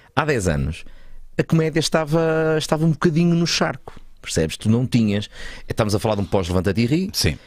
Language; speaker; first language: Portuguese; native; Portuguese